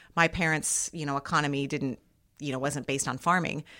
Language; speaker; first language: English; native; English